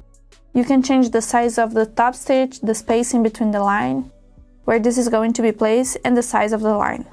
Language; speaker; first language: English; non-native, fluent; Portuguese